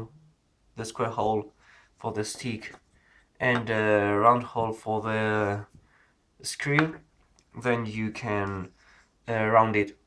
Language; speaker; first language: English; non-native, learner; Spanish